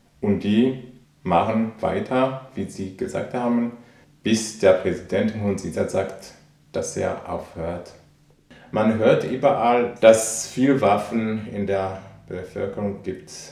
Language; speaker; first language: German; non-native, fluent; Rundi